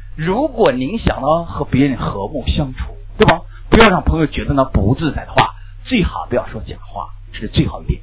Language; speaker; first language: Chinese; native; Chinese